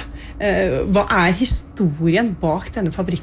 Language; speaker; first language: Norwegian; native; Norwegian